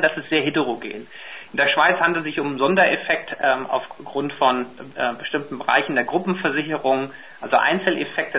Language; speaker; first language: German; native; German